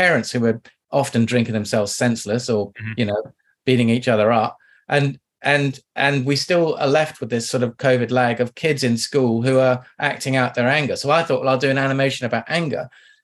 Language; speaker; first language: English; native; English